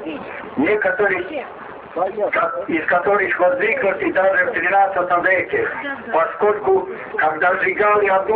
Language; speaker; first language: Russian; non-native, fluent; Serbian